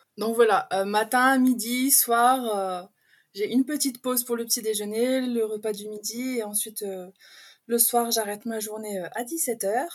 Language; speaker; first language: French; native; French